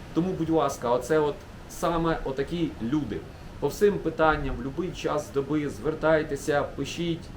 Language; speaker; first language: Ukrainian; non-native, local second language; Russian